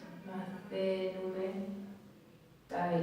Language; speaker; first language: Greek; non-native, learner; Spanish